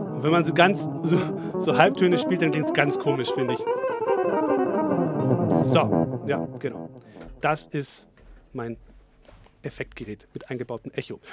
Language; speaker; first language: German; native; German